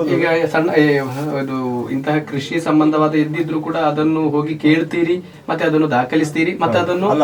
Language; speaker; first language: Kannada; non-native, local second language; Malayalam